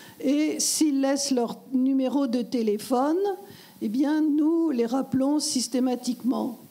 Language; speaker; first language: French; native; French